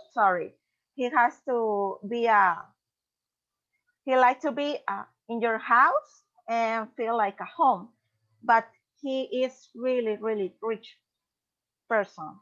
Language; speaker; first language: English; non-native, learner; Spanish